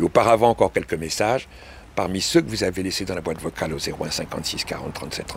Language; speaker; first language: French; native; French